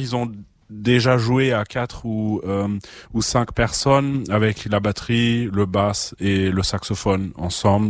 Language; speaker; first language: French; non-native, fluent; German